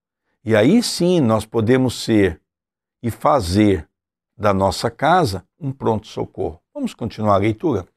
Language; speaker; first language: Portuguese; native; Portuguese